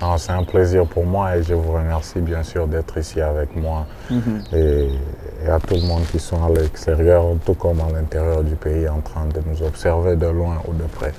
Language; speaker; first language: French; non-native, local second language; Swahili